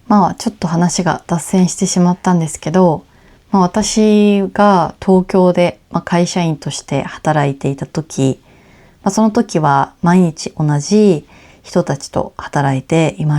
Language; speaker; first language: Japanese; native; Japanese